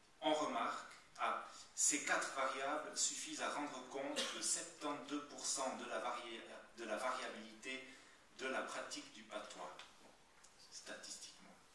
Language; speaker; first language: French; native; French